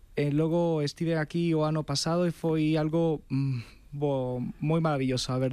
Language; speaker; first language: Galician; non-native, fluent; Spanish